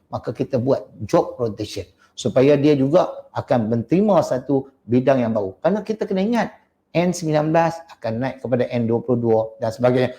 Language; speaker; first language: Malay; native; Malay